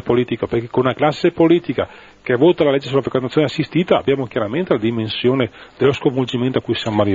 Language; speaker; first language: Italian; native; Italian